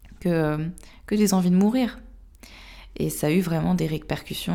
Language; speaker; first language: French; native; French